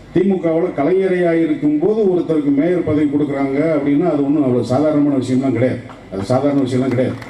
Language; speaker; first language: Tamil; native; Tamil